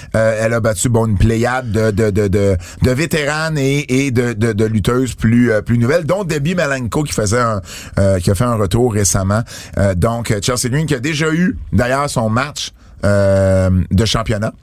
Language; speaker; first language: French; native; French